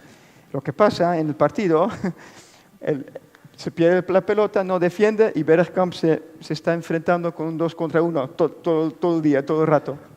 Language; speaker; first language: Spanish; non-native, fluent; Dutch